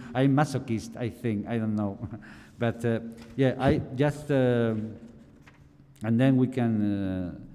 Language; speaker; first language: English; non-native, fluent; Spanish